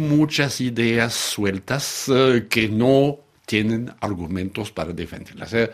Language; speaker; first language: Spanish; non-native, fluent; French